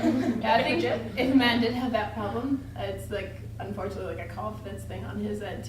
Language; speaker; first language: English; native; English